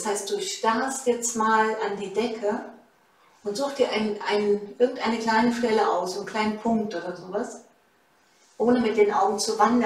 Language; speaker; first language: German; native; German